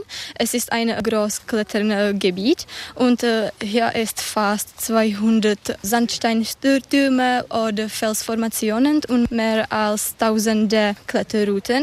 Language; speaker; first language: German; non-native, learner; Czech